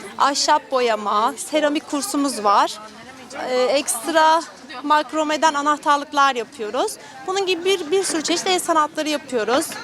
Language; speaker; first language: Turkish; native; Turkish